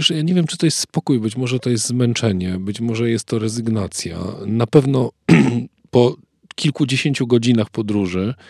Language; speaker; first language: Polish; native; Polish